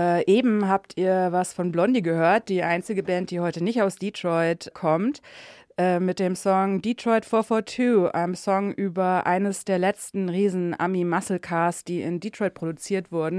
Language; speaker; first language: German; native; German